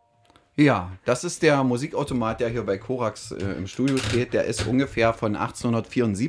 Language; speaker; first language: German; native; German